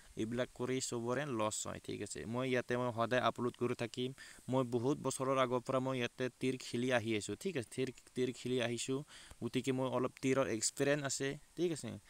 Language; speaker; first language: Assamese; non-native, local second language; Bangla